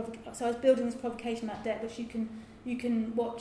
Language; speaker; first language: English; native; English